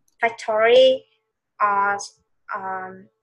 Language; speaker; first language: English; non-native, learner; Vietnamese